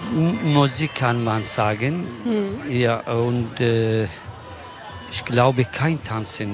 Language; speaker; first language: German; non-native, local second language; Kurdish